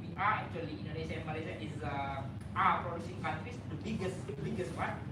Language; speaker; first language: English; non-native, fluent; Indonesian